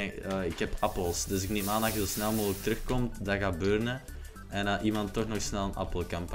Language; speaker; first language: Dutch; native; Dutch